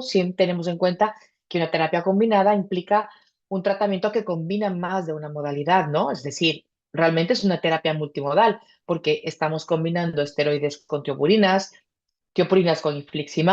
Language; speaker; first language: Spanish; native; Spanish